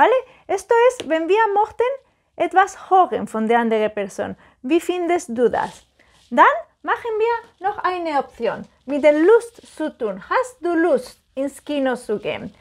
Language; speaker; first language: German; non-native, learner; Spanish